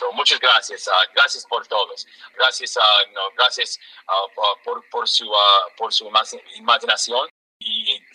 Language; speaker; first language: Spanish; non-native, learner; English